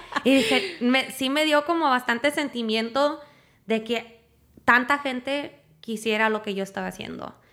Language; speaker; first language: Spanish; early bilingual, heritage; Spanish